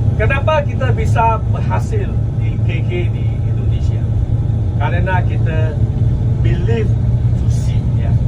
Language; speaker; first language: Malay; non-native, local second language; Chinese